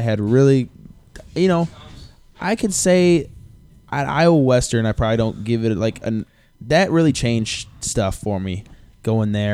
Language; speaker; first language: English; native; English